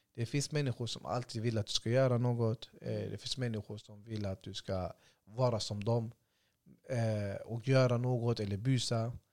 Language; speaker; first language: Swedish; early bilingual, other home language; Kurdish